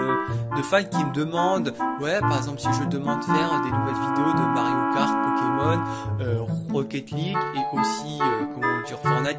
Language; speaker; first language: French; native; French